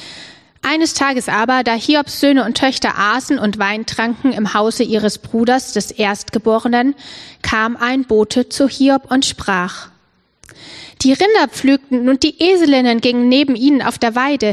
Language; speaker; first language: German; native; German